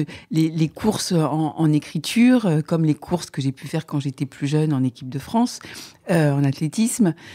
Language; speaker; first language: French; native; French